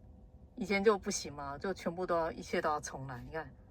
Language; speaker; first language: Chinese; native; Chinese